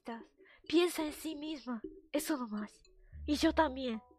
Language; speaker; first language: Spanish; non-native, fluent; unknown